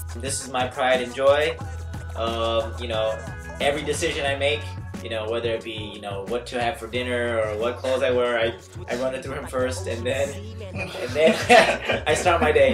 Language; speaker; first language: English; early bilingual, other home language; Korean